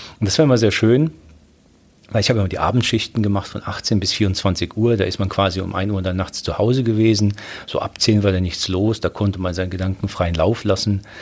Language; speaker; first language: German; early bilingual, other home language; Polish